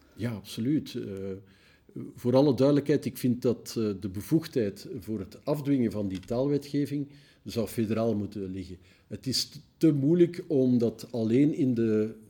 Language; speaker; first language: Dutch; native; Dutch